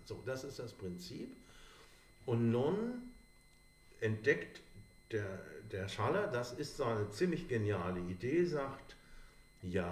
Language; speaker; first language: German; native; German